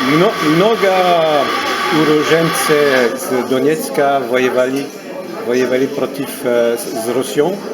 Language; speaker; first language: Russian; non-native, learner; French